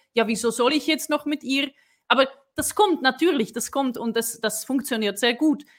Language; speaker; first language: German; non-native, fluent; Czech